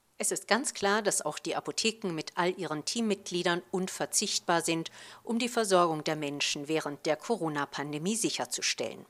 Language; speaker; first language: German; native; German